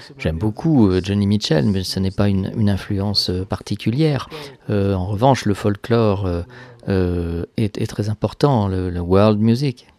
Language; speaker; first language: French; non-native, fluent; Hebrew